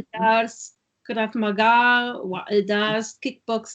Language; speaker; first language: Arabic; non-native, learner; German